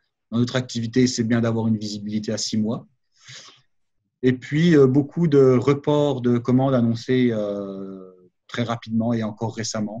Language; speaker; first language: French; native; French